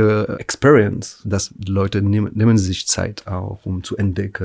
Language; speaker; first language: German; non-native, fluent; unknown